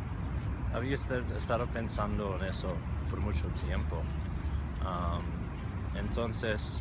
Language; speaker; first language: Spanish; non-native, fluent; English